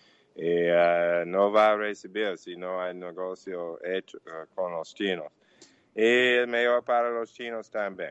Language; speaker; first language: Portuguese; non-native, fluent; English